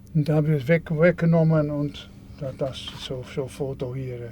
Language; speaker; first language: German; non-native, learner; Dutch